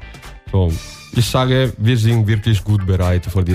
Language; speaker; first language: German; non-native, learner; Italian